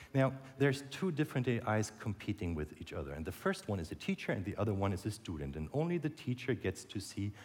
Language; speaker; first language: English; non-native, fluent; German